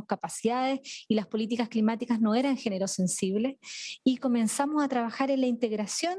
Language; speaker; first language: Spanish; native; Spanish